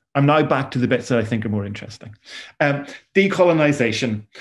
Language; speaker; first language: English; native; English